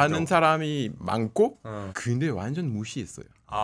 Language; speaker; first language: Korean; non-native, fluent; French